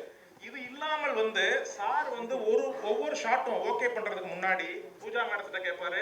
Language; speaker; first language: Tamil; native; Tamil